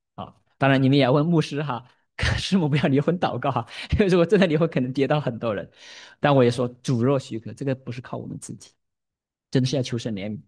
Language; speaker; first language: Chinese; native; Chinese